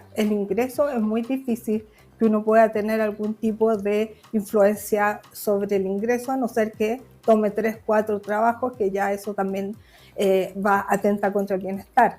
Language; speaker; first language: Spanish; native; Spanish